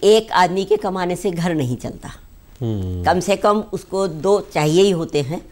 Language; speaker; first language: Hindi; native; Hindi